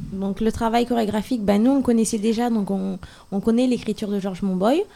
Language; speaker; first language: French; native; French